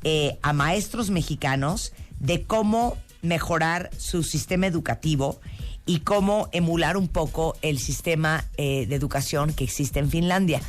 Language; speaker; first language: Spanish; native; Spanish